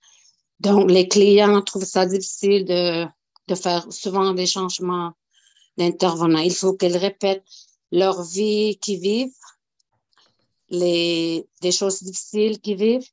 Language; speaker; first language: French; non-native, local second language; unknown